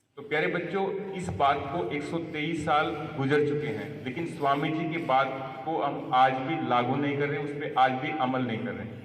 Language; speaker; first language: Hindi; native; Hindi